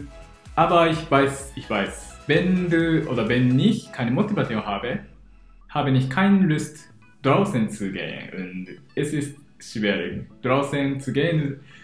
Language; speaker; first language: German; non-native, learner; Japanese